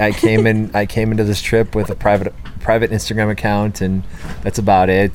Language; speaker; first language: English; native; English